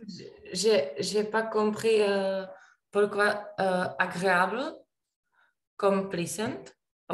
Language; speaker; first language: French; non-native, learner; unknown